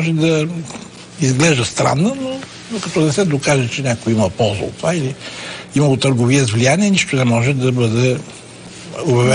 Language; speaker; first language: Bulgarian; native; Bulgarian